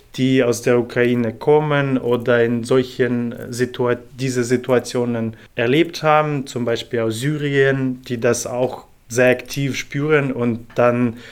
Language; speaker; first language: German; non-native, fluent; Ukrainian